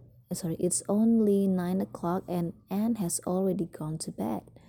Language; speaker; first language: English; non-native, fluent; Indonesian